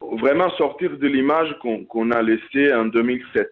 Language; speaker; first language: French; non-native, fluent; Portuguese